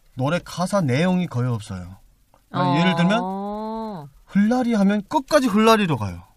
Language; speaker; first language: Korean; native; Korean